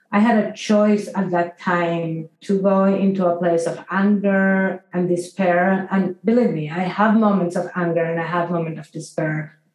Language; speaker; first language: English; non-native, fluent; Spanish